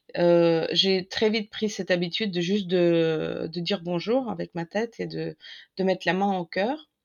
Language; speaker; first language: French; non-native, fluent; Ukrainian